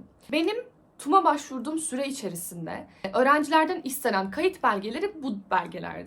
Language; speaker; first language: Turkish; native; Turkish